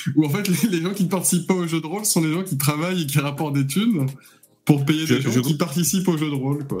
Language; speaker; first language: French; native; French